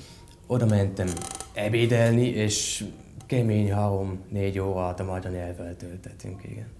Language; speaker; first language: Hungarian; non-native, fluent; German